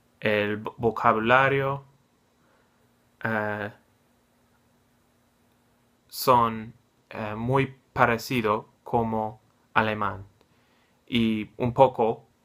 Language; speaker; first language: Spanish; non-native, learner; English